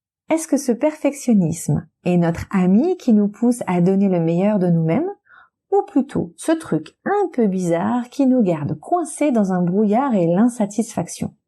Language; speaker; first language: French; native; French